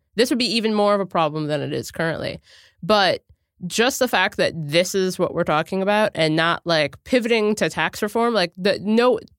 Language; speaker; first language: English; native; English